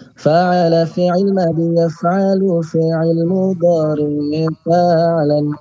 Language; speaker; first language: Arabic; non-native, learner; Indonesian